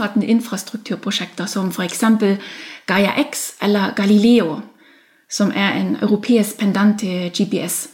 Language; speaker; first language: Norwegian; non-native, fluent; German